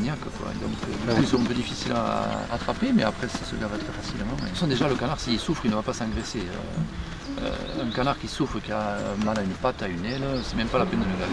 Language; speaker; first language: French; native; French